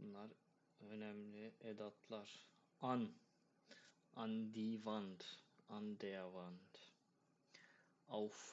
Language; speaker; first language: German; non-native, fluent; Turkish